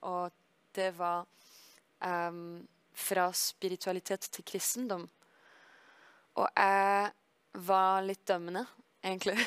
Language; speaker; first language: Norwegian; early bilingual, heritage; French